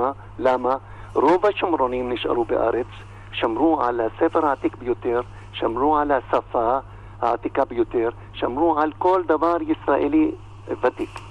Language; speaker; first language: Hebrew; non-native, local second language; Arabic